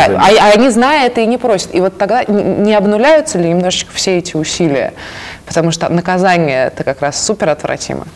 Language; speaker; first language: Russian; native; Russian